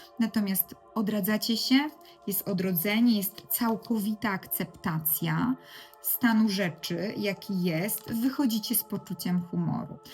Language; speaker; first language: Polish; native; Polish